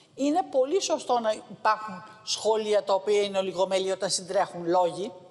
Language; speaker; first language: Greek; native; Greek